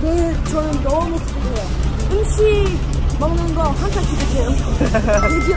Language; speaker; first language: Korean; non-native, fluent; Arabic